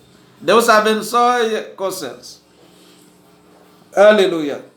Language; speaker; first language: Portuguese; non-native, learner; Haitian Creole